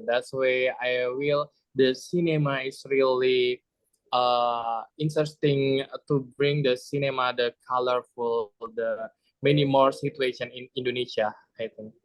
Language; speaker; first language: English; non-native, learner; Indonesian